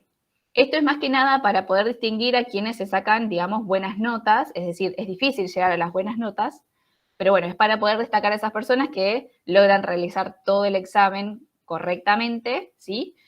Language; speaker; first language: Spanish; native; Spanish